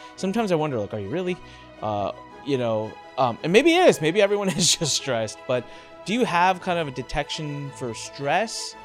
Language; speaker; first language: English; early bilingual, other home language; Hindi